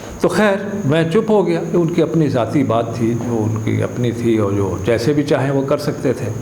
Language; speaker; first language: Urdu; native; Urdu